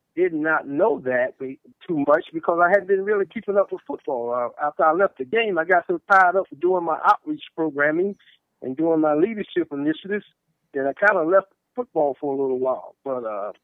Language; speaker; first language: English; native; English